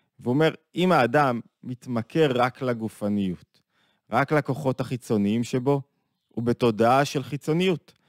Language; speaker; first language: Hebrew; native; Hebrew